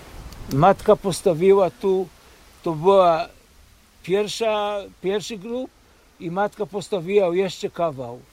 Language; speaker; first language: Polish; early bilingual, heritage; Polish